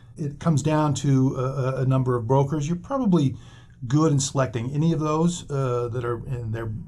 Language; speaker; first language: English; native; English